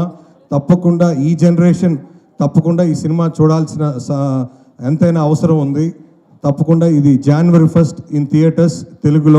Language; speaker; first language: Telugu; native; Telugu